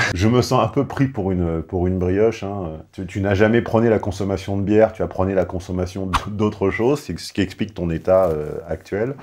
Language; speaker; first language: French; native; French